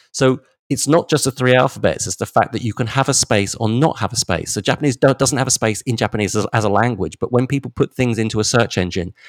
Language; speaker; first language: English; native; English